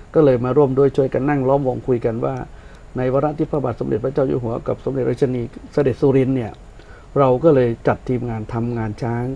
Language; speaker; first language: Thai; non-native, local second language; Northern Khmer